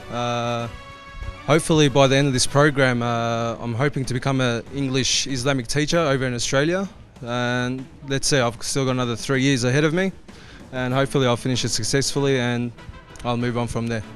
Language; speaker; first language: English; early bilingual, other home language; Turkish